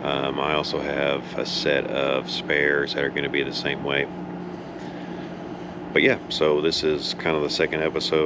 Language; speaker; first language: English; native; English